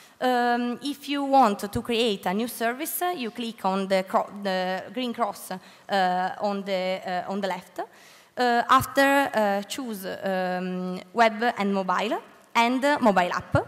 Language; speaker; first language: English; non-native, learner; Italian